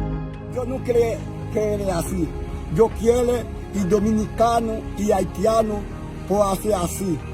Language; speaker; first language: Spanish; non-native, learner; Haitian Creole